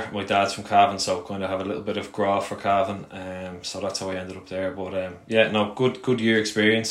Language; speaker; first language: English; native; English